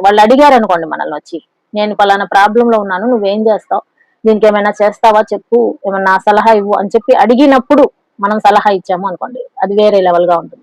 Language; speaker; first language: Telugu; native; Telugu